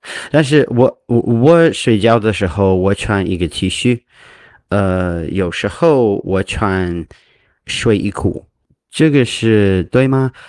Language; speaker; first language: Chinese; non-native, learner; English